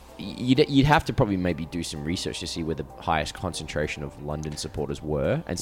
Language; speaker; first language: English; native; English